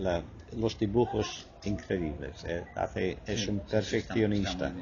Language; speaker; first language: Spanish; non-native, fluent; English